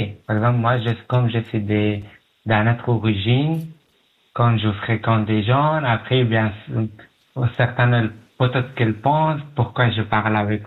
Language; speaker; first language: French; non-native, learner; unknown